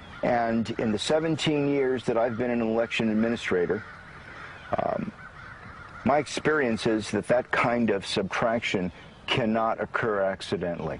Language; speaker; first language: English; native; English